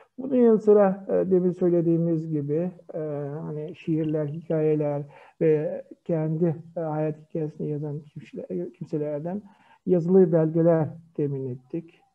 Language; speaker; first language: Turkish; non-native, fluent; Kyrgyz